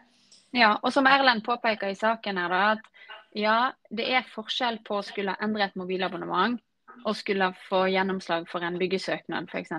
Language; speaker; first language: Norwegian; native; Norwegian